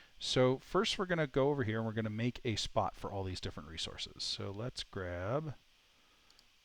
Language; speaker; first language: English; native; English